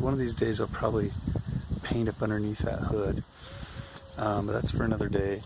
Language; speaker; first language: English; native; English